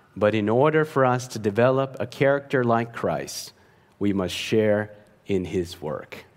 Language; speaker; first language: English; native; English